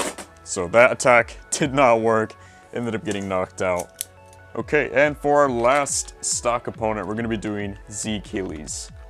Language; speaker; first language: English; native; English